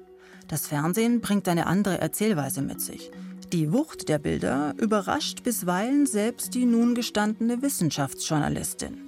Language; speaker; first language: German; native; German